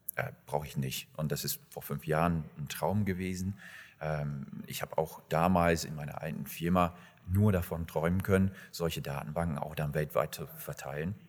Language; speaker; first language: German; non-native, fluent; English